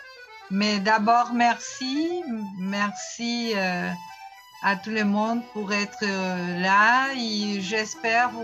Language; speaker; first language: French; non-native, fluent; Portuguese